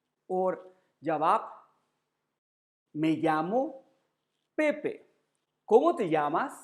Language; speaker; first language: Spanish; non-native, learner; Urdu